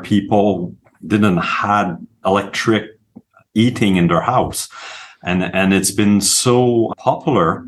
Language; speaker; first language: English; non-native, fluent; French